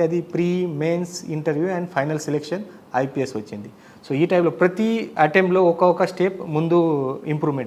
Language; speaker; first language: Telugu; non-native, local second language; Marathi